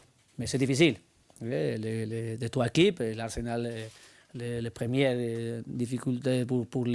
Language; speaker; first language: French; non-native, learner; Spanish